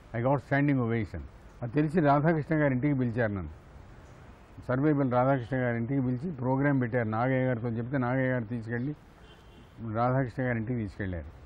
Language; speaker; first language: Telugu; native; Telugu